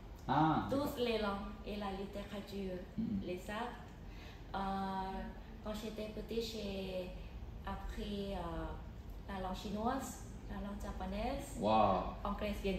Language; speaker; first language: French; non-native, fluent; Thai